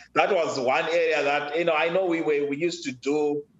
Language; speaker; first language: English; non-native, local second language; Shona